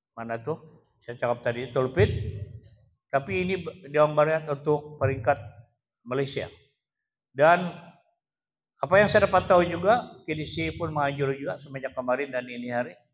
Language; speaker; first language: Malay; non-native, local second language; Central Dusun